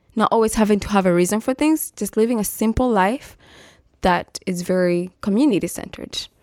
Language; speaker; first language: English; non-native, local second language; Meru